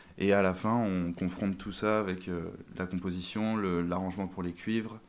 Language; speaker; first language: French; native; French